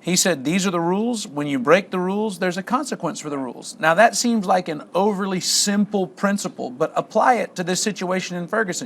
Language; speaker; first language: English; native; English